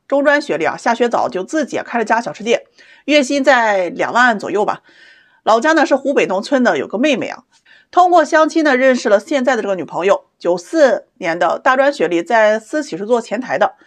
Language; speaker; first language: Chinese; native; Chinese